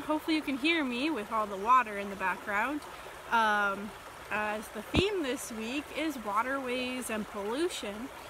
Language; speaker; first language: English; native; English